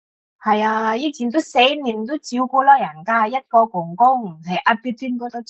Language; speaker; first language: Cantonese; non-native, learner; Indonesian